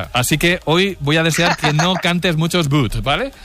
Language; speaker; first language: Spanish; native; Spanish